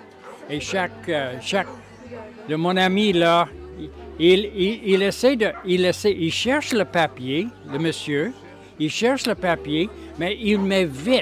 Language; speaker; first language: French; non-native, local second language; English